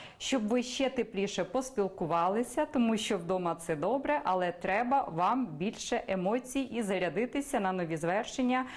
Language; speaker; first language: Ukrainian; native; Ukrainian